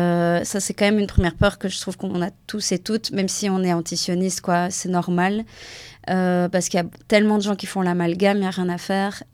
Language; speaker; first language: French; native; French